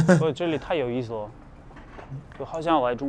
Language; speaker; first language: Chinese; non-native, fluent; Russian